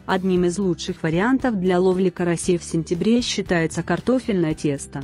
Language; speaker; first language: Russian; native; Russian